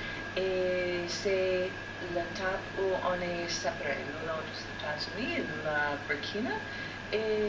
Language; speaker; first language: French; non-native, fluent; English